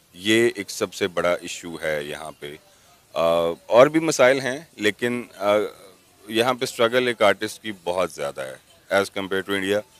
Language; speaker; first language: Urdu; non-native, local second language; Punjabi